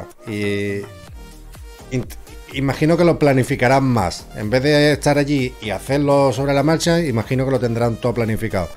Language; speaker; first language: Spanish; native; Spanish